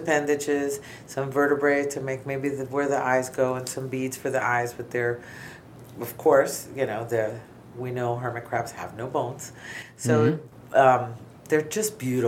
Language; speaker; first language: English; native; English